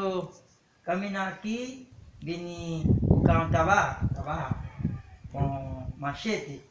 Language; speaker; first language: Spanish; non-native, learner; Haitian Creole